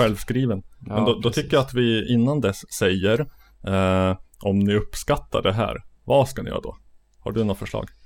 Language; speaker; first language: Swedish; native; Swedish